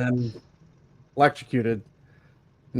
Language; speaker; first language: English; native; English